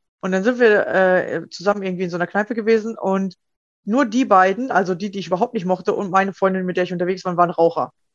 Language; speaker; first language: German; native; German